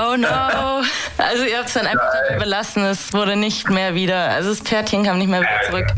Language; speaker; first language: German; native; German